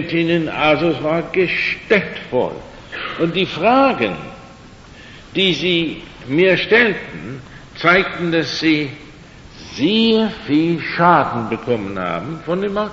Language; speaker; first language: German; non-native, fluent; English